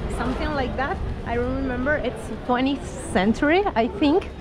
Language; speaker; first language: English; non-native, fluent; Spanish